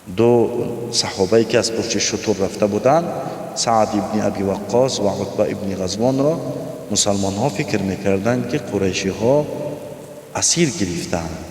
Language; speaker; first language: Persian; native; Persian